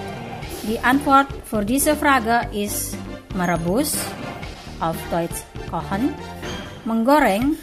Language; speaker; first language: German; non-native, fluent; Indonesian